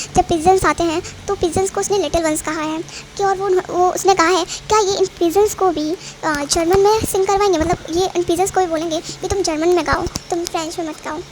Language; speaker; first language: Hindi; native; Hindi